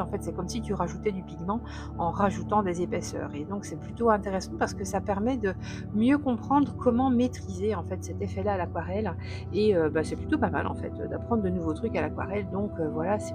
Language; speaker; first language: French; native; French